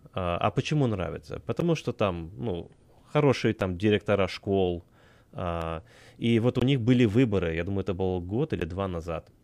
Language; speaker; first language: Russian; native; Russian